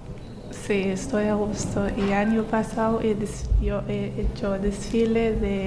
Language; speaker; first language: Spanish; non-native, learner; Somali